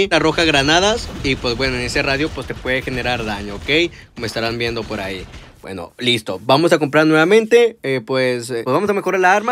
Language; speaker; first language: Spanish; native; Spanish